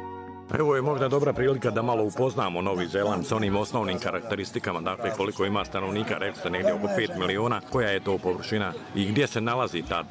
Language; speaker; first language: Serbian; native; Serbian